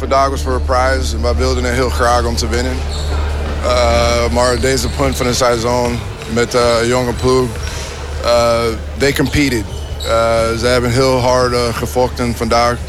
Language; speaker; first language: Dutch; non-native, learner; English